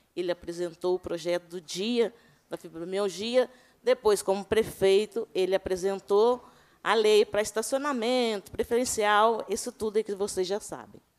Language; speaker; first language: Portuguese; native; Portuguese